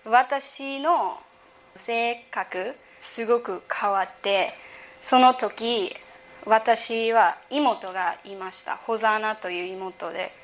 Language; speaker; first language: Japanese; early bilingual, heritage; English